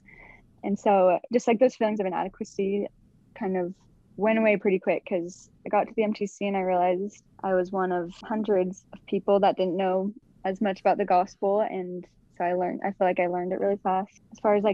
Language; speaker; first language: English; native; English